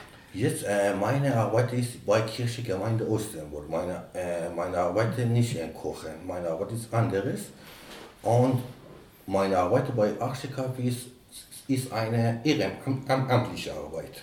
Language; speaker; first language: German; non-native, learner; Persian